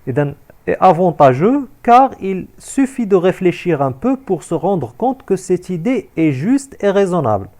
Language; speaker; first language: French; non-native, local second language; Arabic